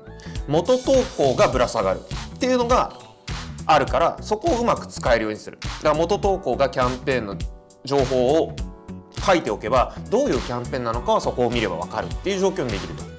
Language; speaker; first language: Japanese; native; Japanese